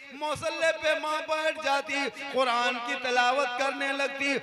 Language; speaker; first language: Hindi; native; Hindi